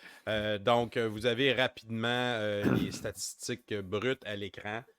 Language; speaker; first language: French; native; French